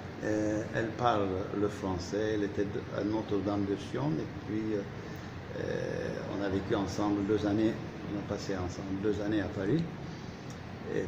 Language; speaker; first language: French; non-native, fluent; Turkish